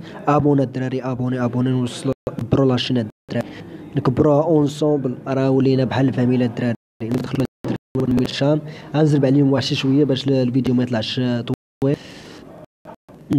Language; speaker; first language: Arabic; native; Arabic